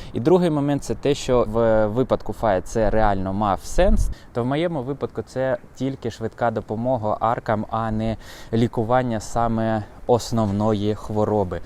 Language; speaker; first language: Ukrainian; non-native, local second language; Russian